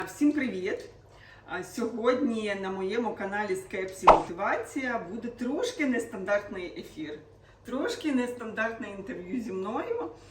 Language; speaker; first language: Ukrainian; non-native, local second language; Russian